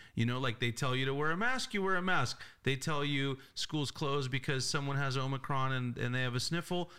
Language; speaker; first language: English; native; English